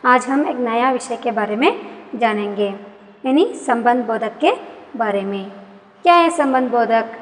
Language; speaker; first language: Hindi; non-native, local second language; Kannada